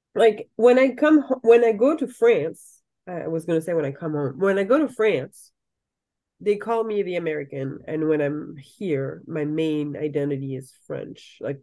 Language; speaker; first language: English; non-native, fluent; French